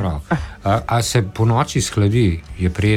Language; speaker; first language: Slovenian; native; Slovenian